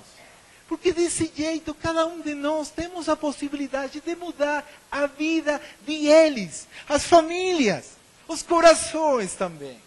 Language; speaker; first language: Portuguese; non-native, learner; Spanish